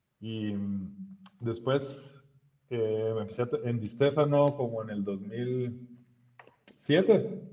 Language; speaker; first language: Spanish; native; Spanish